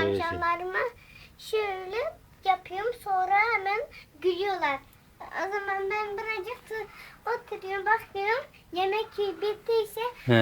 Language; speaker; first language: Turkish; early bilingual, heritage; Turkish